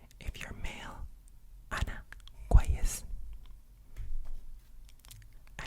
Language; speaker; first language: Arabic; non-native, learner; English